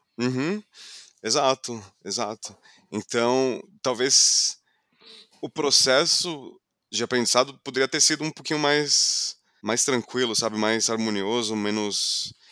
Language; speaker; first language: Portuguese; non-native, fluent; English